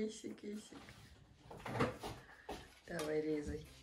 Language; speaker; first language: Russian; native; Russian